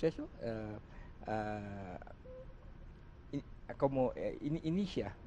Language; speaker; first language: Spanish; non-native, learner; Filipino